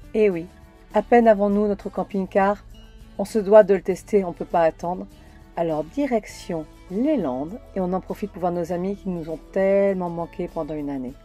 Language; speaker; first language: French; native; French